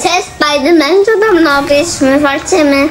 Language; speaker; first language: Polish; early bilingual, heritage; Polish